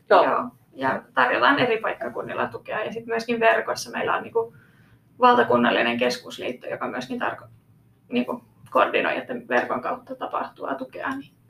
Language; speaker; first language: Finnish; non-native, local second language; Swedish